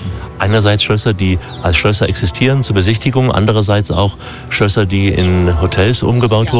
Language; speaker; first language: German; native; German